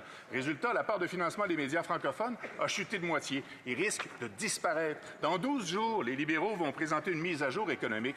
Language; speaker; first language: French; native; French